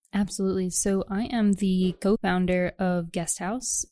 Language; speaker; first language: English; native; English